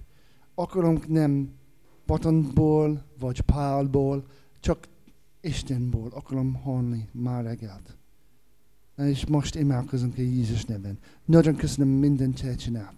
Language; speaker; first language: Hungarian; non-native, learner; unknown